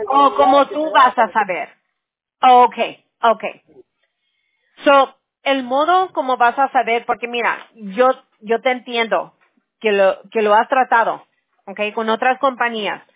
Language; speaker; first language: Spanish; early bilingual, heritage; Spanish